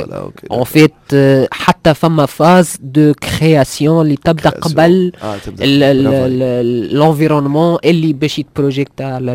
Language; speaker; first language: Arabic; native; Arabic